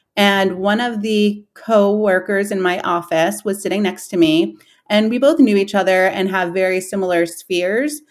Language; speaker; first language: English; native; English